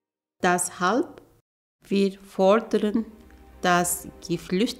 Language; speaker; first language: German; non-native, learner; Arabic